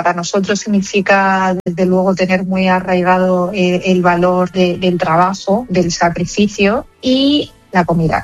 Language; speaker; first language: Spanish; native; Spanish